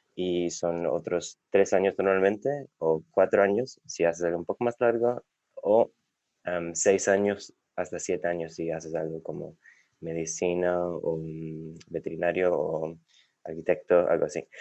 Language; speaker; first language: Spanish; non-native, fluent; English